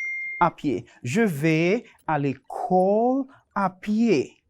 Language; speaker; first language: French; non-native, fluent; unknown